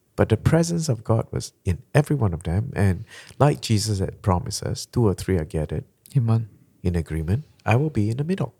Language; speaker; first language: English; non-native, local second language; Malay